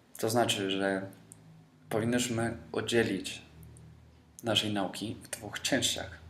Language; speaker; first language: Polish; non-native, fluent; Spanish